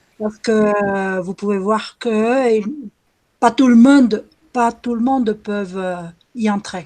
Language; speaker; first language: French; non-native, fluent; Spanish